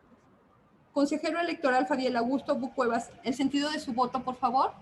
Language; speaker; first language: Spanish; native; Spanish